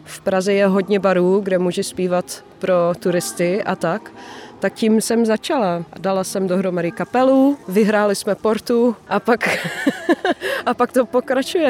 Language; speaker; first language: Czech; non-native, fluent; Dutch